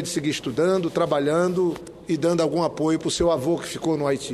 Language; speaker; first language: Portuguese; native; Portuguese